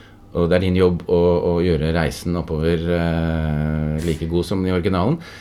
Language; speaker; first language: Norwegian; native; Norwegian